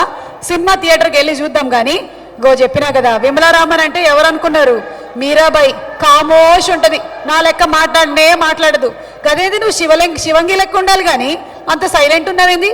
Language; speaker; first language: Telugu; native; Telugu